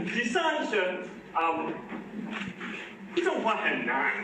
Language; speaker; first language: Chinese; non-native, learner; English